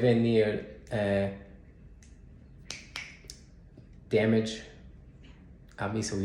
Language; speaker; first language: Spanish; non-native, learner; English